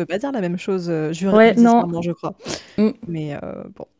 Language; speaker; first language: French; native; French